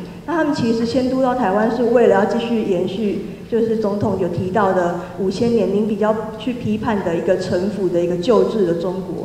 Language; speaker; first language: Chinese; native; Chinese